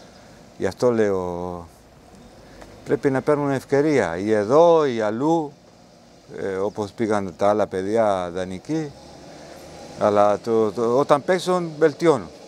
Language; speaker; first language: Greek; non-native, learner; Spanish